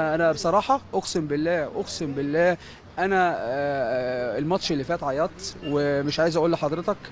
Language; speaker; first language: Arabic; native; Arabic